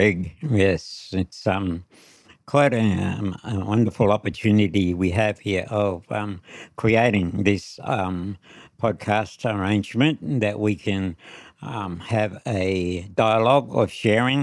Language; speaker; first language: English; native; English